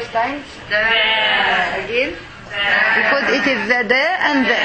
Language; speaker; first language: English; non-native, fluent; Arabic